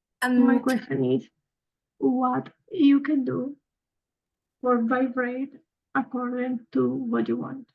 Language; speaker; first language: English; non-native, fluent; Spanish